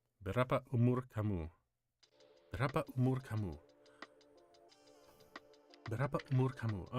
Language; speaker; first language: Indonesian; non-native, learner; English